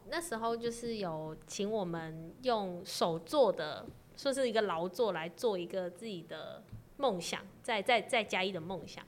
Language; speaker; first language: Chinese; non-native, local second language; Cantonese